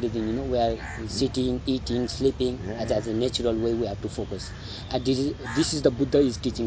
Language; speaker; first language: English; non-native, local second language; Nepali